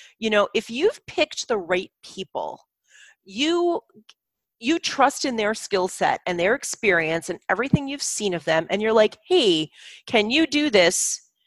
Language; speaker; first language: English; native; English